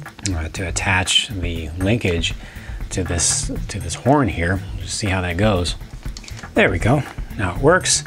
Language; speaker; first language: English; native; English